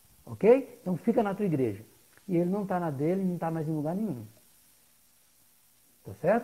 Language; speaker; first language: Portuguese; native; Portuguese